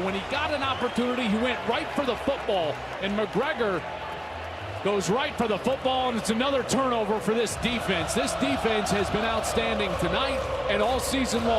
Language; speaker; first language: English; native; English